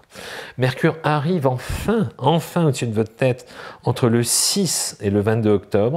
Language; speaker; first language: French; native; French